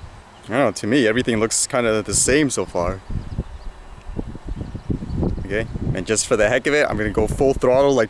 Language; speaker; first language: English; native; English